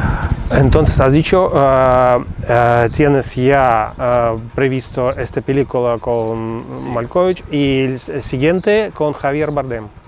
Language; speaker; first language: Spanish; non-native, fluent; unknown